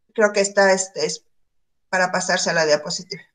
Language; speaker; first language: Spanish; native; Spanish